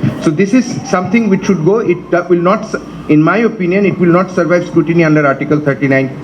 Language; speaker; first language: English; non-native, local second language; Bangla